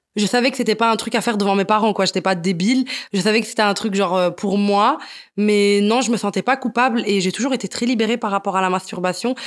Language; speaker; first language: French; non-native, fluent; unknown